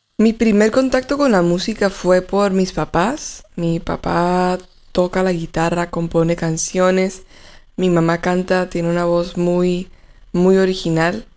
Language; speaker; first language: Spanish; native; Spanish